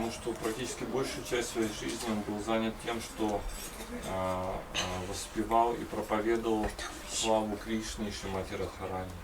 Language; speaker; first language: Russian; native; Russian